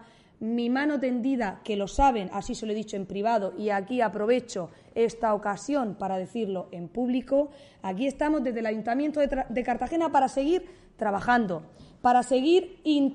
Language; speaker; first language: Spanish; native; Spanish